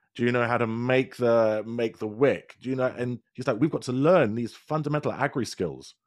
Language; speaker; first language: English; native; English